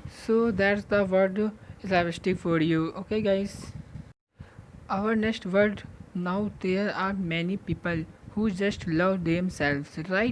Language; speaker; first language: English; non-native, local second language; Hindi